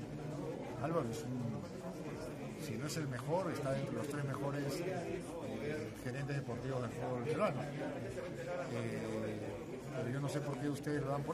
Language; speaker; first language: Spanish; native; Spanish